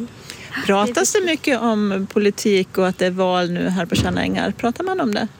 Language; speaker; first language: Swedish; native; Swedish